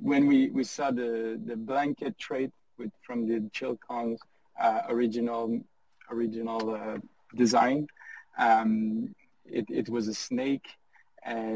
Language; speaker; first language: English; non-native, fluent; French